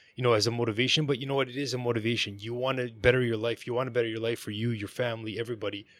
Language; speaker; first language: English; native; English